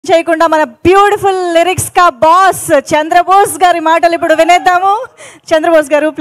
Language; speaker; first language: Telugu; native; Telugu